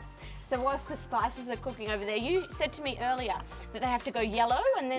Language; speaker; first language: English; native; English